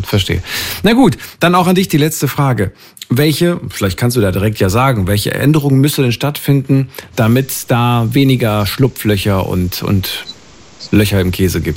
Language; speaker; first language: German; native; German